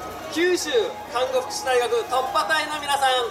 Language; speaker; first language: Japanese; native; Japanese